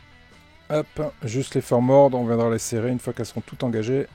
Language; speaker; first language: French; native; French